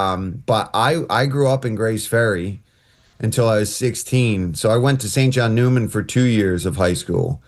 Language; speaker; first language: English; native; English